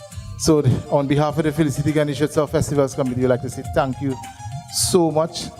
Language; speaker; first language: English; native; English